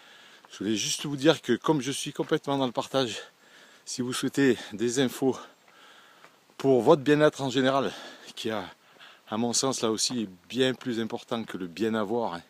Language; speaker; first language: French; native; French